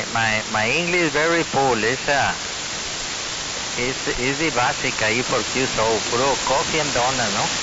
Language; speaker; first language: English; non-native, learner; Spanish